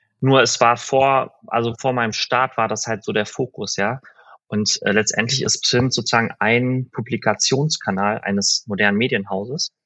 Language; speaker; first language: German; early bilingual, other home language; Persian